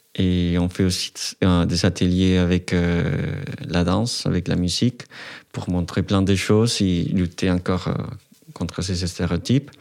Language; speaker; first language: French; non-native, fluent; Spanish